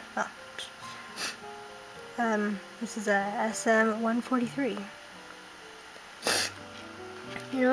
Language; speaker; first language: English; native; English